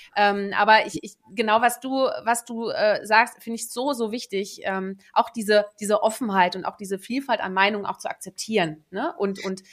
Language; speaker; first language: German; early bilingual, other home language; Dutch